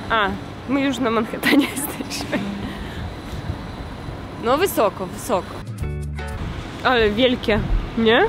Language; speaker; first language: Polish; non-native, fluent; Russian